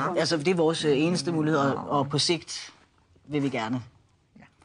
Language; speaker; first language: Danish; native; Danish